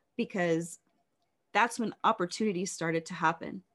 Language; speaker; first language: English; native; English